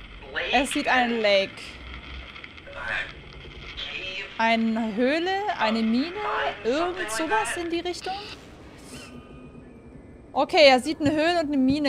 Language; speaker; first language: German; native; German